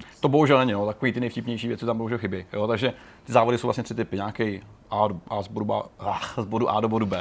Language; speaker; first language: Czech; native; Czech